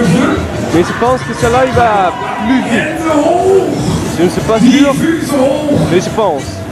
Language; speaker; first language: French; non-native, learner; Dutch